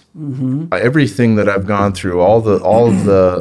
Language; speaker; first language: English; native; English